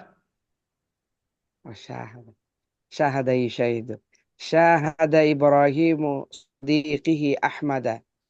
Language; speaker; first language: Arabic; non-native, learner; Bangla